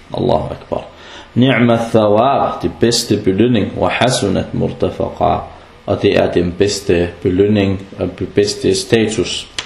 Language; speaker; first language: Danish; non-native, fluent; Arabic